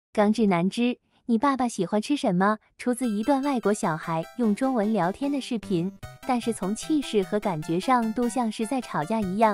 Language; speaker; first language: Chinese; native; Chinese